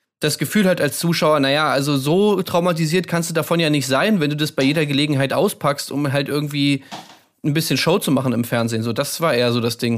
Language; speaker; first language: German; native; German